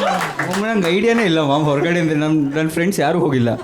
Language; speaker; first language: Kannada; native; Kannada